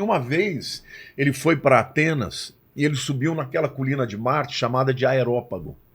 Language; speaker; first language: Portuguese; native; Portuguese